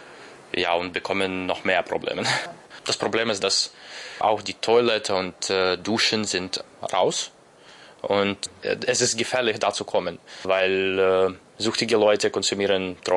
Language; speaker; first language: German; non-native, learner; Ukrainian